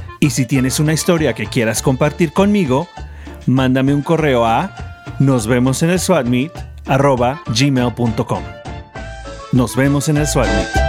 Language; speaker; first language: Spanish; early bilingual, heritage; Spanish